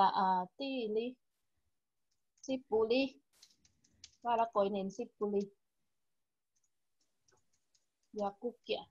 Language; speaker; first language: Finnish; non-native, learner; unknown